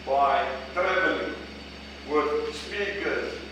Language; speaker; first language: English; non-native, local second language; Afrikaans